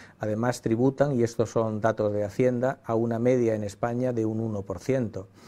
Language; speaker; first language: Spanish; native; Spanish